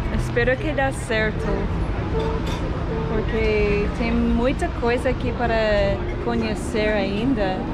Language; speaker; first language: Portuguese; non-native, learner; English